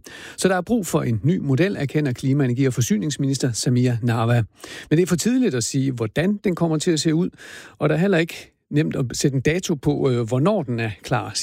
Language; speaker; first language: Danish; native; Danish